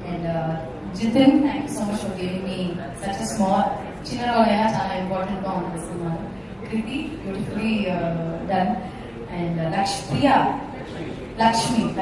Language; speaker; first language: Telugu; non-native, fluent; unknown